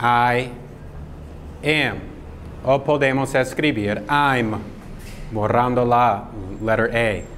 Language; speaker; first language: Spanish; non-native, fluent; English